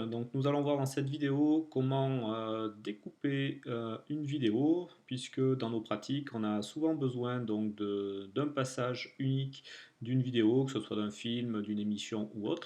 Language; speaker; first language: French; native; French